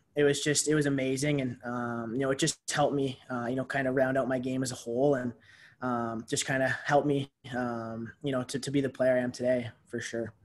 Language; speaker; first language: English; native; English